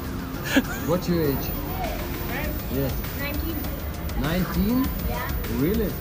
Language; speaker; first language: English; non-native, learner; Russian